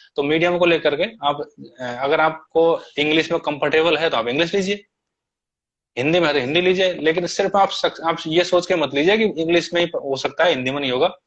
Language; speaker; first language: Hindi; native; Hindi